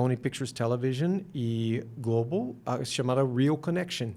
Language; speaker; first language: Portuguese; non-native, fluent; English